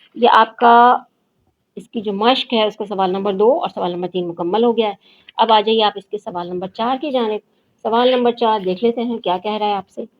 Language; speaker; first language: Urdu; native; Urdu